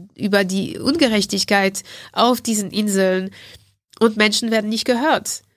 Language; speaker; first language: German; non-native, fluent; French